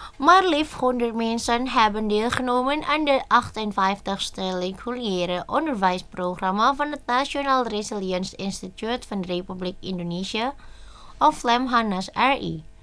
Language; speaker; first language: Dutch; non-native, learner; Indonesian